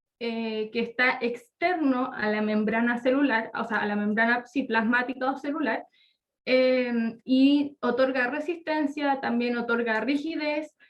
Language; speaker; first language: Spanish; native; Spanish